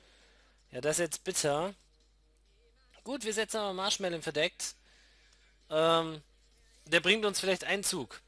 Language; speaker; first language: German; native; German